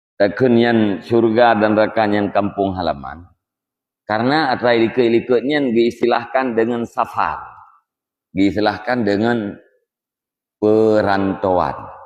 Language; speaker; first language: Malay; non-native, local second language; Achinese